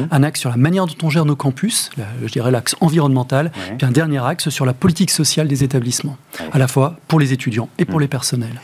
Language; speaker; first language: French; native; French